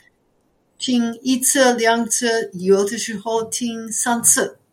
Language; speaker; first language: Chinese; non-native, fluent; English